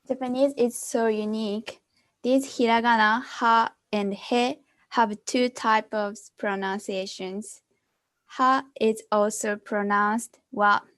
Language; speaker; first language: English; non-native, fluent; Japanese